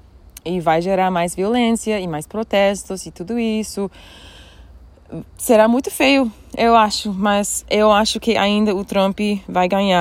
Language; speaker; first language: Portuguese; non-native, fluent; English